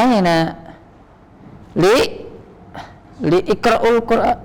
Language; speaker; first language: Arabic; non-native, learner; Indonesian